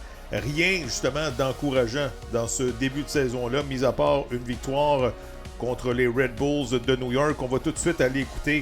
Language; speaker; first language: French; native; French